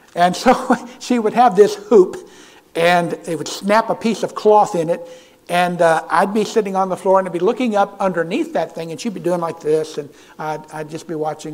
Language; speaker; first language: English; native; English